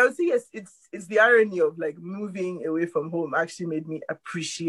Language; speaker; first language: English; non-native, local second language; Yoruba